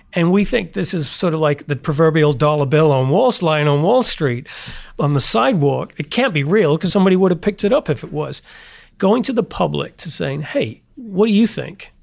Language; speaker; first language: English; native; English